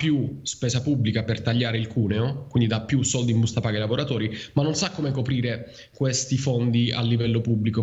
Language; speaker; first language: Italian; native; Italian